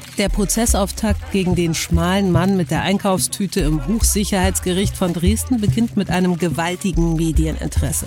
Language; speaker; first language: German; native; German